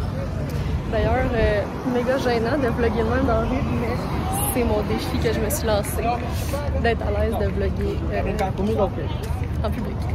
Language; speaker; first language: French; native; French